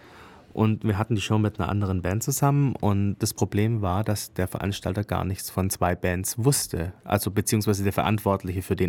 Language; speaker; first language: German; native; German